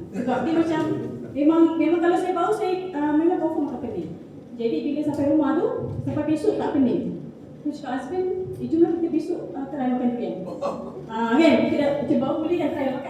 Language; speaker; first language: Malay; native; Malay